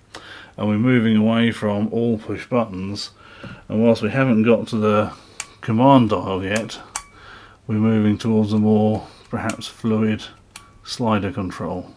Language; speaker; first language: English; native; English